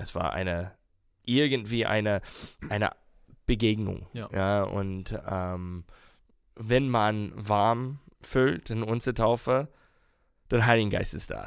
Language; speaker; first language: German; non-native, fluent; English